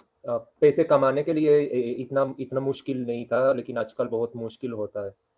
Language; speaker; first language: Hindi; non-native, fluent; Spanish